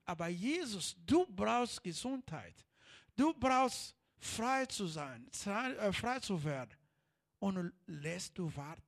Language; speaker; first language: German; non-native, learner; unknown